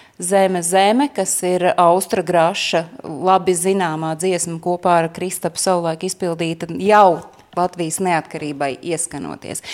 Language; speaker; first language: Latvian; native; Latvian